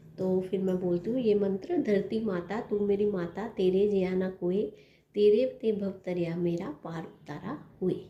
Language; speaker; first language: Hindi; non-native, local second language; Punjabi